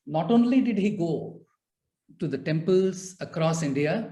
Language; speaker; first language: English; non-native, local second language; Kannada